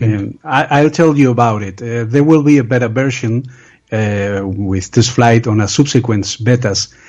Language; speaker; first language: English; non-native, learner; Spanish